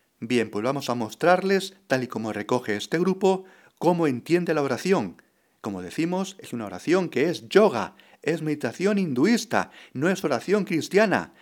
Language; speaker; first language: Spanish; native; Spanish